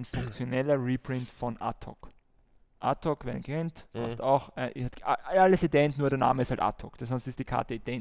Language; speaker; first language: German; native; German